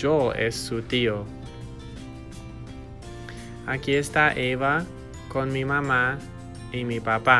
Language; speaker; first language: Spanish; non-native, fluent; English